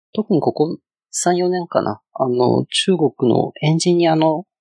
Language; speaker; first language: Japanese; non-native, fluent; Chinese